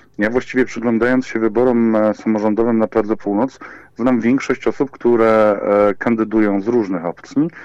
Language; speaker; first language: Polish; native; Polish